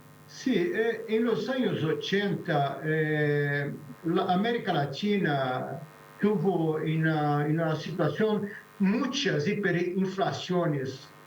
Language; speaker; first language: Spanish; non-native, fluent; Portuguese